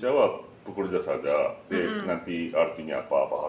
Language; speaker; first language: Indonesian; non-native, learner; Japanese